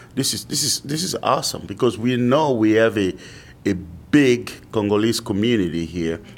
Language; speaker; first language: English; non-native, fluent; French